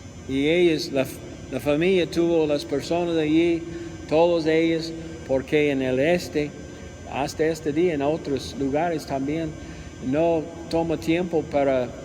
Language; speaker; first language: Spanish; non-native, learner; English